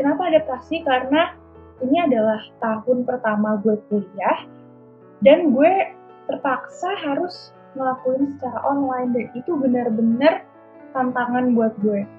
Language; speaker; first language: Indonesian; native; Indonesian